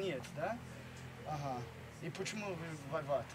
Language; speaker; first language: Russian; non-native, learner; English